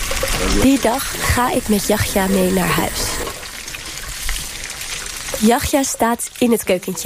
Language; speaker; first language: Dutch; native; Dutch